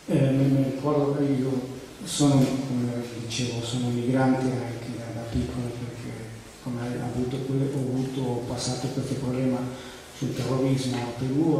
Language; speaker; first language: Italian; non-native, fluent; Spanish